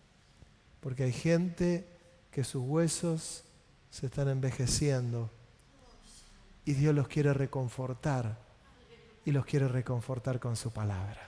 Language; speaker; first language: Spanish; native; Spanish